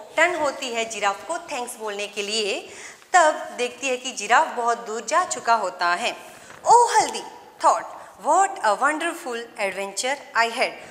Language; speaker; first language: Hindi; non-native, local second language; Gujarati